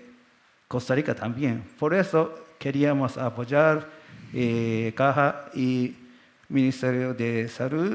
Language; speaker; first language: Spanish; non-native, learner; Japanese